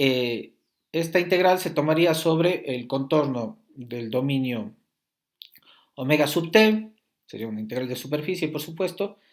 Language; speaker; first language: Spanish; native; Spanish